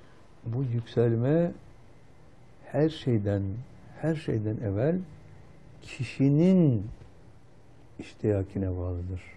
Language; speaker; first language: Turkish; native; Turkish